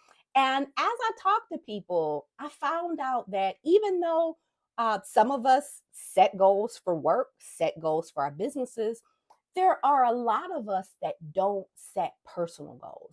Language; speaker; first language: English; native; English